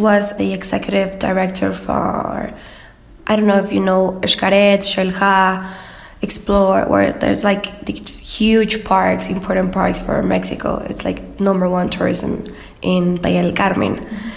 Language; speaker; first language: English; non-native, fluent; Spanish